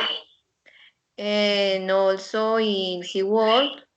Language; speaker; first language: English; non-native, learner; Spanish